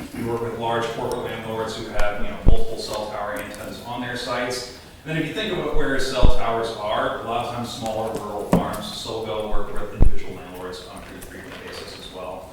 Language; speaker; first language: English; native; English